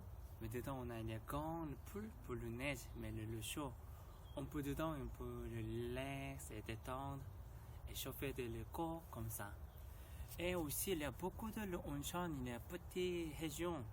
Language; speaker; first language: French; non-native, learner; Korean